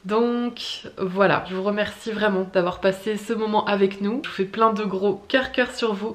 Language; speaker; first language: French; native; French